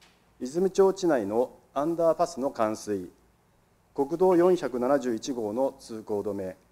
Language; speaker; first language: Japanese; native; Japanese